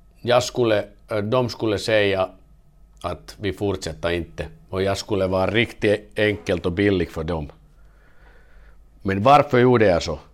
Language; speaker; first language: Swedish; non-native, learner; Finnish